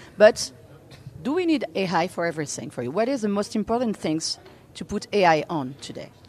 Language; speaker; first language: English; non-native, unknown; French